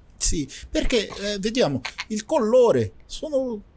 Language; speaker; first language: Italian; non-native, learner; Portuguese